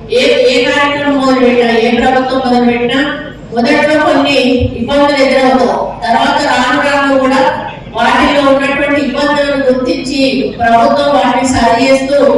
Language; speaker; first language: Telugu; native; Telugu